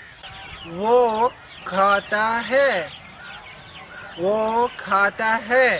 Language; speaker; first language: Hindi; non-native, fluent; Arabic